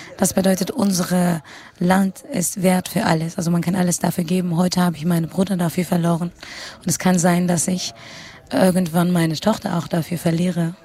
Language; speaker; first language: German; non-native, fluent; Kurdish